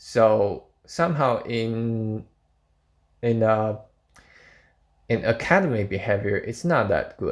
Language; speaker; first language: English; non-native, fluent; Chinese